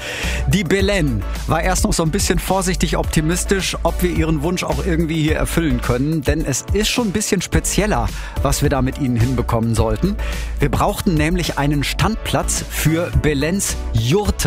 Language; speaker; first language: German; native; German